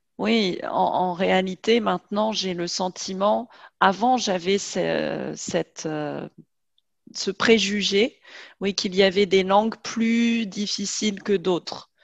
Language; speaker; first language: French; native; French